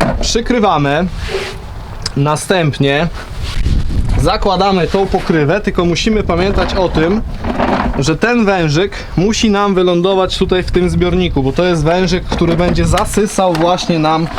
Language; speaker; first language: Polish; native; Polish